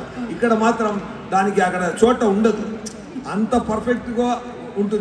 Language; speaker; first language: Telugu; non-native, learner; Tamil